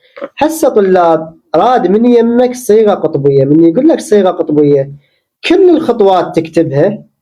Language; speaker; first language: Arabic; native; Arabic